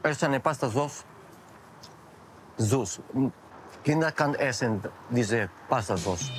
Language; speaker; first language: German; non-native, learner; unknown